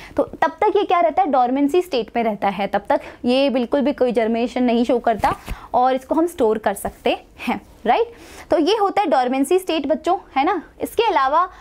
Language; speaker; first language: Hindi; native; Hindi